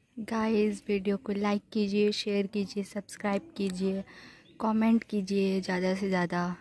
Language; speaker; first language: Hindi; native; Hindi